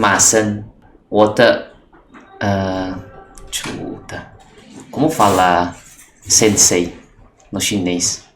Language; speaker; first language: Portuguese; non-native, learner; Indonesian